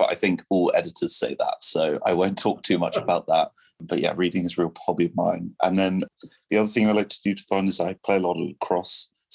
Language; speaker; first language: English; non-native, local second language; French